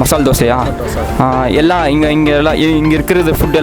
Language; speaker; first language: Tamil; non-native, learner; Kannada